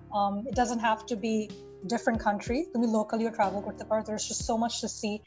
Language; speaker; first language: English; non-native, local second language; Bangla